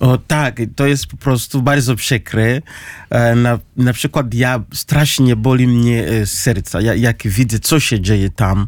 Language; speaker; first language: Polish; non-native, learner; Kinyarwanda